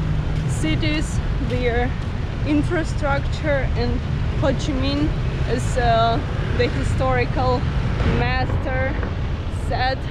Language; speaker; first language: English; non-native, fluent; Ukrainian